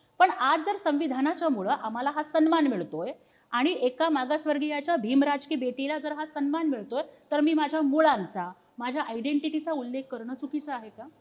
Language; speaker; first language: Marathi; non-native, local second language; Telugu